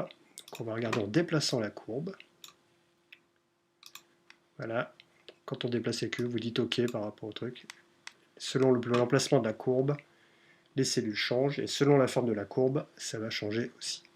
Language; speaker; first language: French; native; French